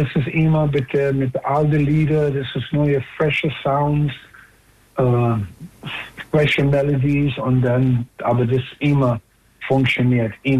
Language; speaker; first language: German; non-native, learner; English